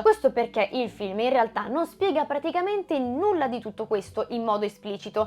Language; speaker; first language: Italian; native; Italian